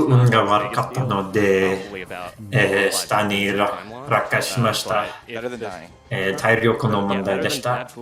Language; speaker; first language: Japanese; non-native, learner; English